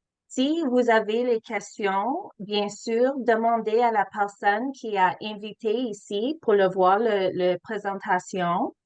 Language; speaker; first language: French; non-native, learner; English